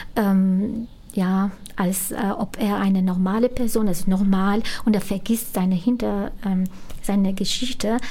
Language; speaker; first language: German; non-native, fluent; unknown